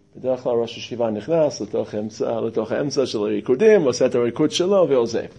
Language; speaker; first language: Hebrew; non-native, fluent; English